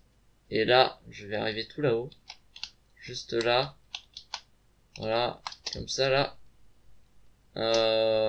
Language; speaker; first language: French; native; French